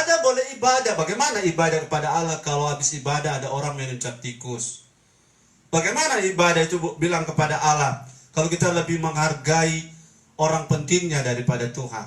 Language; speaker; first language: Indonesian; native; Indonesian